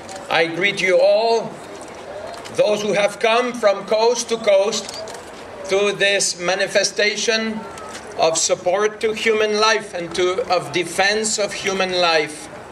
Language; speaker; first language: English; non-native, fluent; French